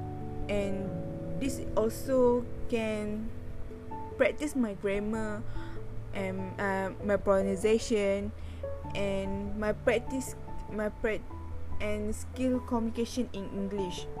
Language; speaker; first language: English; non-native, learner; Malay